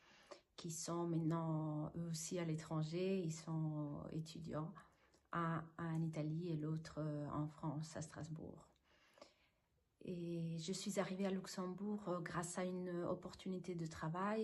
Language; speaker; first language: French; non-native, fluent; Italian